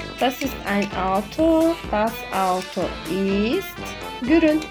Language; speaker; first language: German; non-native, learner; Turkish